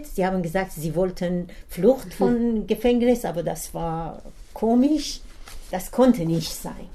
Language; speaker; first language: German; non-native, learner; Persian